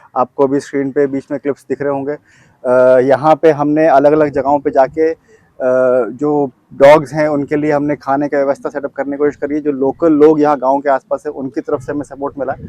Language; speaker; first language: Hindi; non-native, local second language; Gujarati